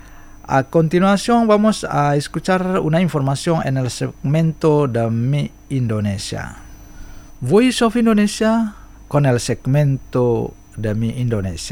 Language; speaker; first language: Spanish; non-native, fluent; Indonesian